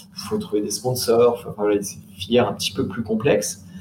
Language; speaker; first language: French; native; French